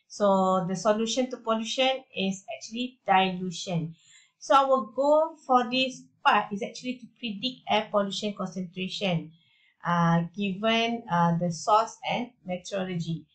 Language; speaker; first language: English; non-native, local second language; Malay